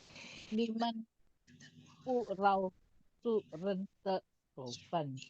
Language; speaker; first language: Chinese; non-native, learner; Indonesian